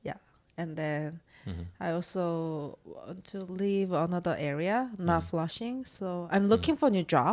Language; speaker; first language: English; non-native, learner; Korean